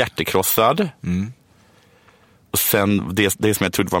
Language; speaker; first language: Swedish; native; Swedish